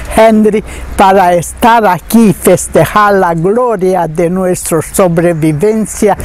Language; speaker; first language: Spanish; non-native, fluent; Hungarian